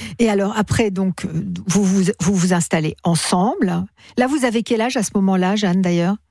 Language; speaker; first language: French; native; French